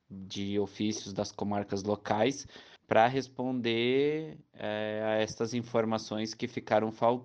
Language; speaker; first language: Portuguese; native; Portuguese